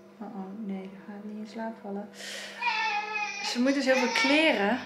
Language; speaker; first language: Dutch; native; Dutch